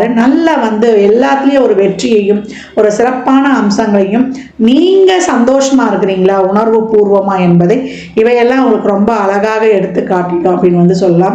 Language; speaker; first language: Tamil; native; Tamil